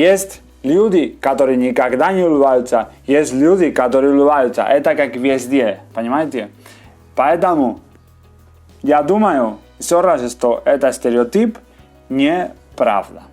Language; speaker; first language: Russian; non-native, learner; Spanish